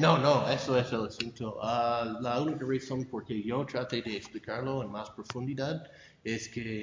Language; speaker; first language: Spanish; non-native, fluent; English